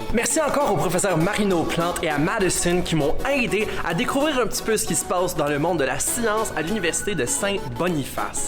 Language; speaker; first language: French; native; French